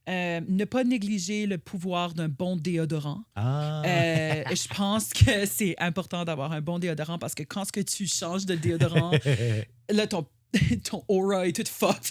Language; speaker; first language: French; native; French